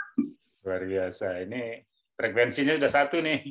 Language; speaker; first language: Indonesian; native; Indonesian